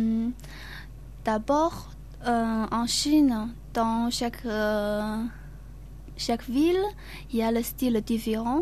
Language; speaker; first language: French; non-native, learner; Chinese